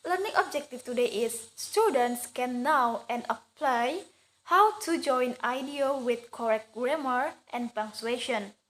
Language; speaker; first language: English; non-native, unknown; Indonesian